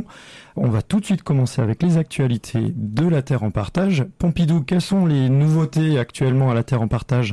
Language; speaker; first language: French; native; French